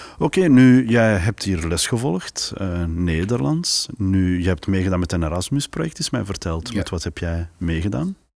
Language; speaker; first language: Dutch; native; Dutch